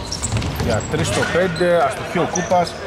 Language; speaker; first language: Greek; native; Greek